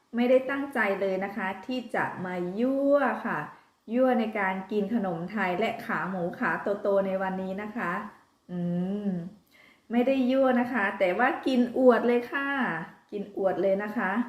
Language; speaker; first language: Thai; native; Thai